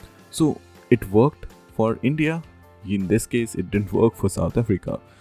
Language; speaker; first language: English; non-native, local second language; Hindi